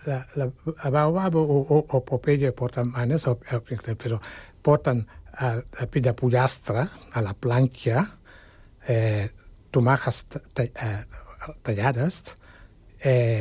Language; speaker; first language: Catalan; non-native, fluent; Wolof